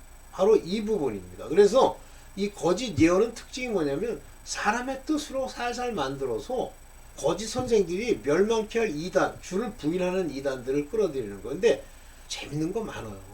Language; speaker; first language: Korean; native; Korean